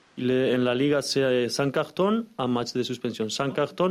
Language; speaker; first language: French; non-native, learner; Spanish